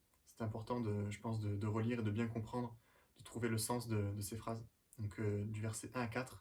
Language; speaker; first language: French; native; French